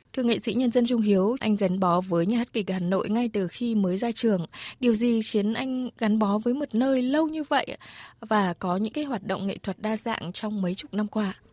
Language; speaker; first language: Vietnamese; native; Vietnamese